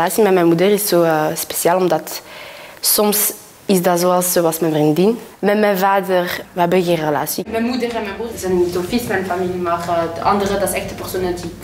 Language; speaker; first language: Dutch; early bilingual, other home language; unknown